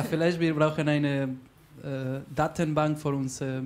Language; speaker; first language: German; non-native, learner; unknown